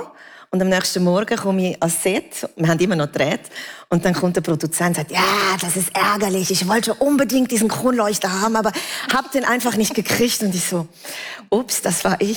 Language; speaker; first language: German; native; German